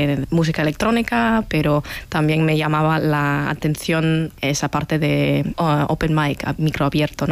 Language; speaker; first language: Spanish; non-native, fluent; German